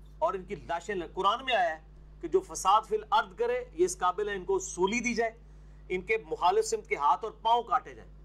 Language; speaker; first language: Urdu; non-native, local second language; Punjabi